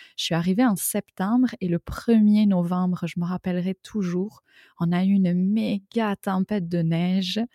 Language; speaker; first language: French; native; French